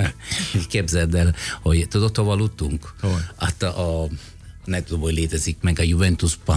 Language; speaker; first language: Hungarian; non-native, fluent; Italian